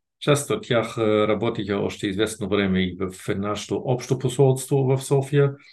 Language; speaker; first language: Bulgarian; non-native, fluent; German